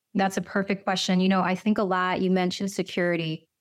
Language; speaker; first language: English; native; English